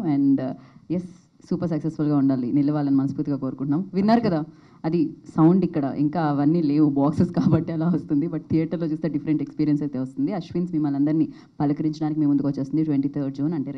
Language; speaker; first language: Telugu; native; Telugu